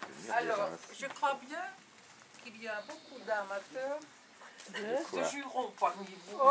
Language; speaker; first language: French; non-native, fluent; Dutch